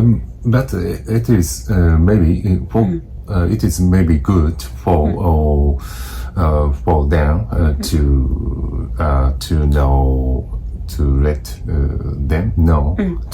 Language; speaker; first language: English; non-native, learner; Japanese